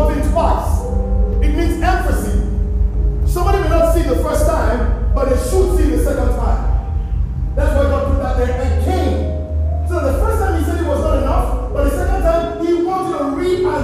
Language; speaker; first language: English; non-native, local second language; Yoruba